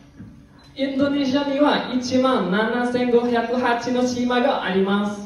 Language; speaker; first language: Japanese; non-native, learner; Indonesian